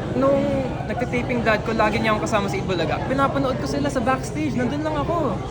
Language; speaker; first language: Filipino; non-native, local second language; English